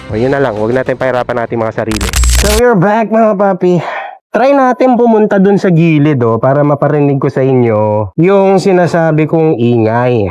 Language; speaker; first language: Filipino; native; Filipino